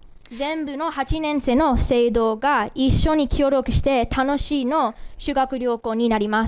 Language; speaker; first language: Japanese; non-native, learner; English